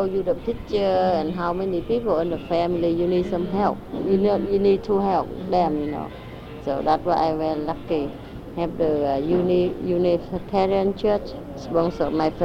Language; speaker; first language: English; non-native, learner; Vietnamese